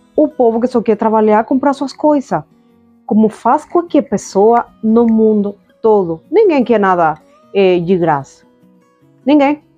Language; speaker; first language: Portuguese; non-native, fluent; Spanish